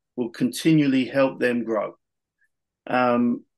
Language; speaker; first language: English; native; English